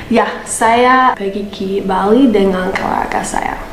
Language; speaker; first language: Indonesian; non-native, learner; English